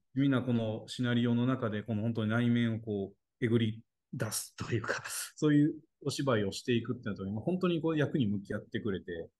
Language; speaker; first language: Japanese; native; Japanese